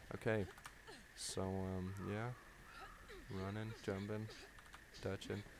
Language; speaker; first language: English; non-native, fluent; Danish